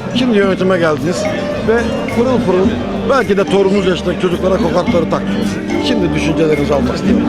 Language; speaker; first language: Turkish; native; Turkish